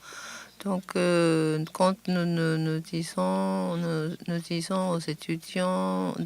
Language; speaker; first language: French; non-native, fluent; Japanese